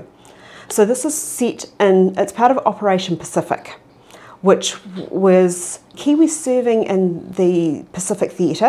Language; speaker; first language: English; native; English